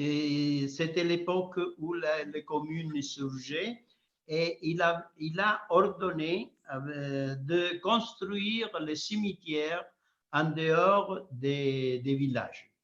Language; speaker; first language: French; non-native, fluent; Italian